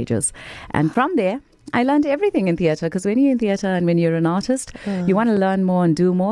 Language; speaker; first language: English; native; English